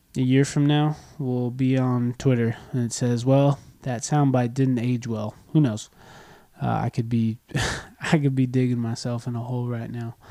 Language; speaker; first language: English; native; English